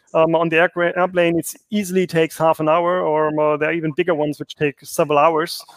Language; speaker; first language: English; non-native, fluent; German